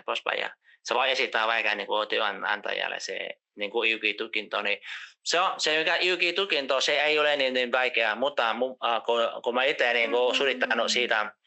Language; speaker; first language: Finnish; non-native, fluent; Vietnamese